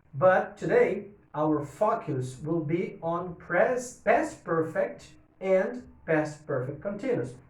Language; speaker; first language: English; non-native, fluent; Portuguese